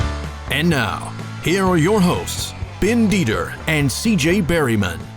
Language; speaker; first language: English; native; English